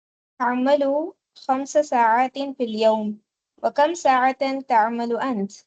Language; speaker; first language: Arabic; non-native, learner; Tamil